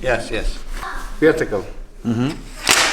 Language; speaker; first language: English; non-native, learner; Uzbek